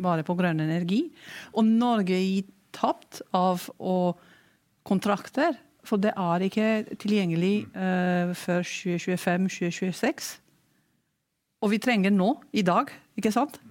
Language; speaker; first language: Norwegian; non-native, fluent; Romanian